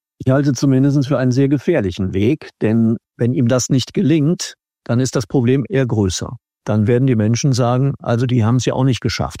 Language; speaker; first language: German; native; German